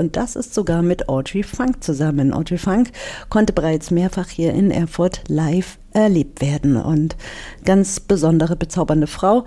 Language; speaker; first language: German; native; German